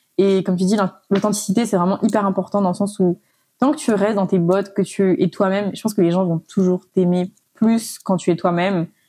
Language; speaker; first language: French; non-native, local second language; Malagasy